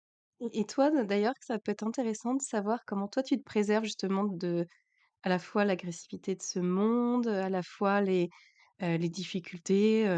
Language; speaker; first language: French; native; French